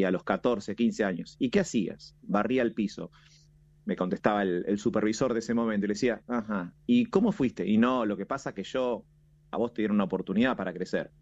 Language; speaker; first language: Spanish; native; Spanish